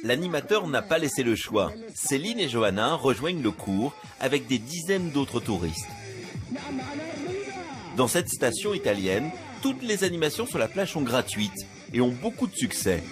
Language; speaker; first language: French; native; French